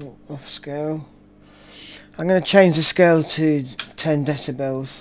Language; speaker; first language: English; native; English